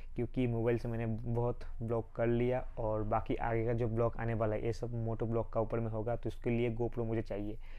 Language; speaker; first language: Hindi; non-native, local second language; Bangla